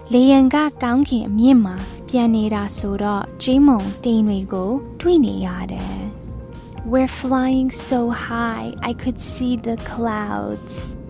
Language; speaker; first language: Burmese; native; Burmese